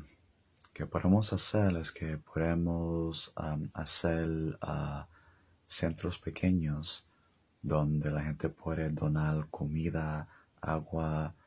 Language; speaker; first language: Spanish; early bilingual, heritage; English